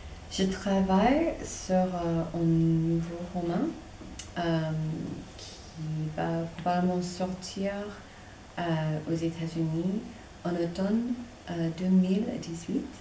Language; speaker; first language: French; non-native, fluent; English